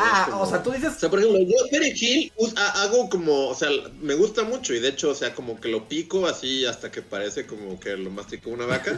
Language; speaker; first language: Spanish; native; Spanish